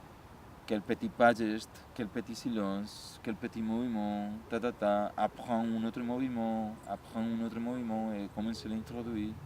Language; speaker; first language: French; non-native, learner; Spanish